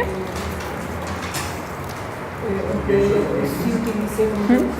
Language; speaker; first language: French; non-native, fluent; Spanish